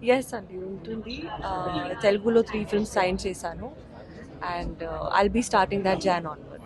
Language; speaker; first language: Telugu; non-native, learner; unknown